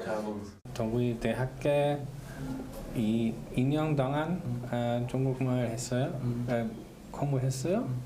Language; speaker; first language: Korean; non-native, learner; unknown